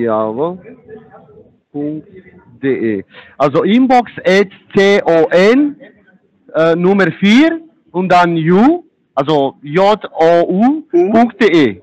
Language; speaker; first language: German; non-native, fluent; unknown